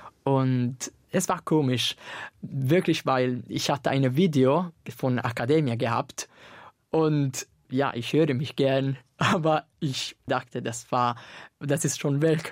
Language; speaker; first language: German; non-native, learner; Italian